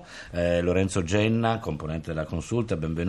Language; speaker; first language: Italian; native; Italian